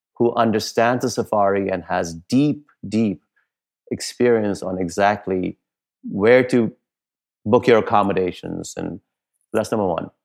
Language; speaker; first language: English; non-native, local second language; Punjabi